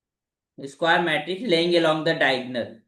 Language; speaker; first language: English; non-native, local second language; Hindi